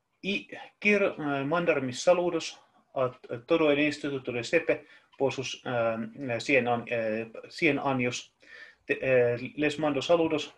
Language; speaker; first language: Spanish; non-native, fluent; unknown